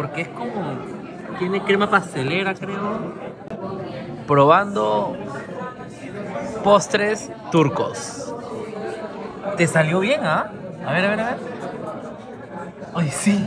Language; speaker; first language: Spanish; native; Spanish